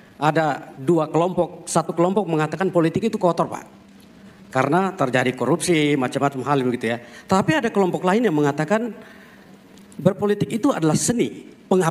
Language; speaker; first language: Indonesian; non-native, fluent; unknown